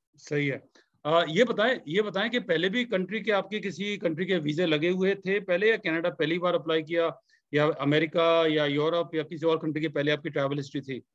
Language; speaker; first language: Hindi; non-native, local second language; Punjabi